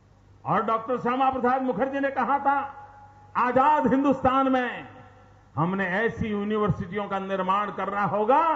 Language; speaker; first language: Hindi; non-native, local second language; Gujarati